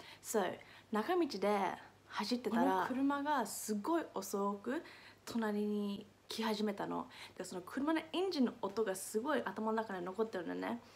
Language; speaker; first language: Japanese; non-native, fluent; English